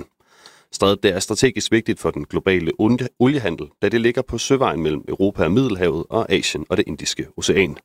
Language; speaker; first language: Danish; native; Danish